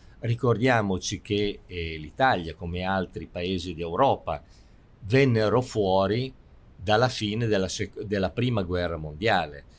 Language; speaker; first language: Italian; native; Italian